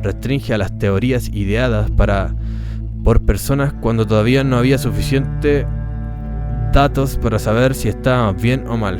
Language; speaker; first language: Spanish; native; Spanish